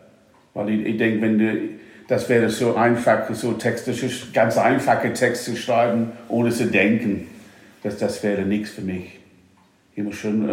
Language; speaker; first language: German; non-native, fluent; English